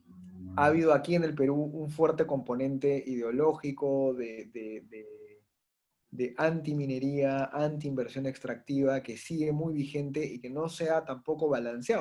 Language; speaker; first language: Spanish; native; Spanish